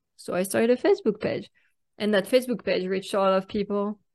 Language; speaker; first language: English; non-native, fluent; French